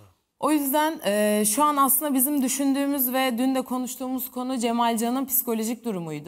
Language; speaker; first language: Turkish; native; Turkish